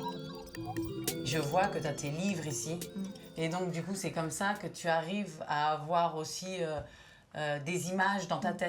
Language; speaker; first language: French; native; French